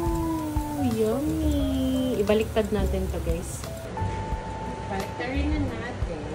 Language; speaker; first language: Filipino; non-native, local second language; Cebuano